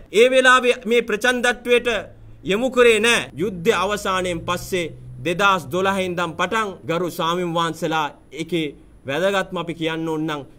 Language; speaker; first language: Sinhala; non-native, local second language; Tamil